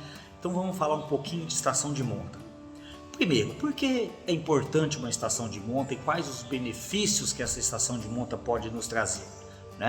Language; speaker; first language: Portuguese; native; Portuguese